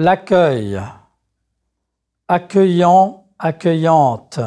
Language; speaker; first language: French; native; French